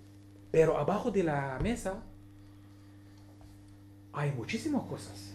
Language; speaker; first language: Spanish; non-native, learner; Arabic